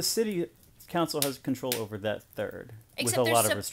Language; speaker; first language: English; native; English